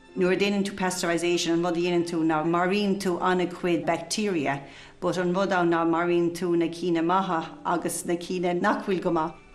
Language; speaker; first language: Irish; non-native, local second language; English